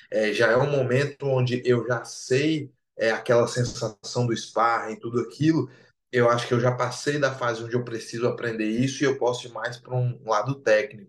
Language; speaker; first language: Portuguese; native; Portuguese